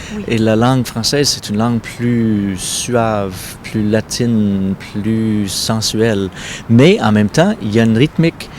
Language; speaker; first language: French; non-native, local second language; English